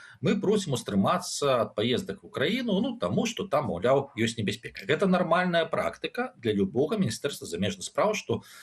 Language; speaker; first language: Belarusian; non-native, local second language; Russian